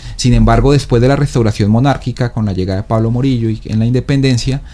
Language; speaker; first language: Spanish; native; Spanish